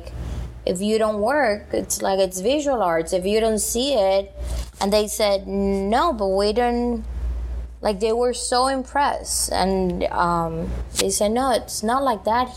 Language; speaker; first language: English; non-native, fluent; Spanish